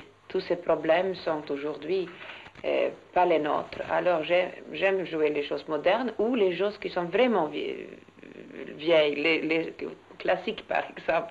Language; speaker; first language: French; non-native, learner; Swedish